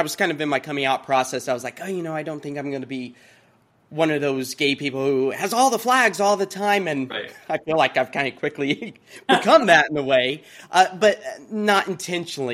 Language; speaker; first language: English; native; English